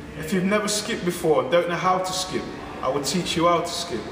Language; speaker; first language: English; native; English